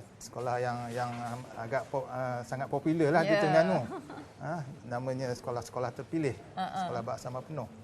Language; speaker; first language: Malay; native; Malay